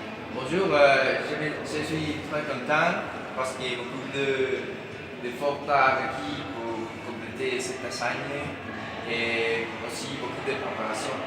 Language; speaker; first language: French; non-native, learner; Spanish